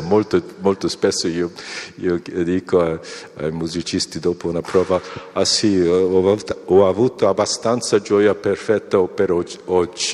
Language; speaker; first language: Italian; non-native, fluent; Korean